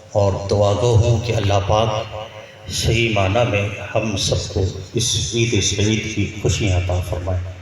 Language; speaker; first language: Urdu; native; Urdu